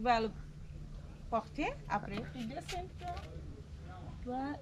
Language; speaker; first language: French; non-native, learner; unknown